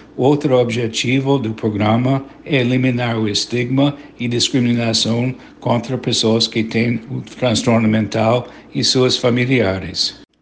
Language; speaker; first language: Portuguese; non-native, fluent; English